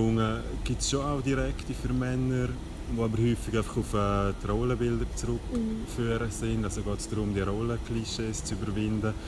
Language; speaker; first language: German; native; German